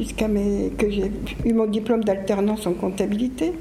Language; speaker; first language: French; early bilingual, other home language; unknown